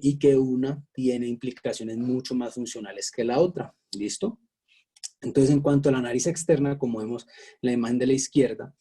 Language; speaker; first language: Spanish; native; Spanish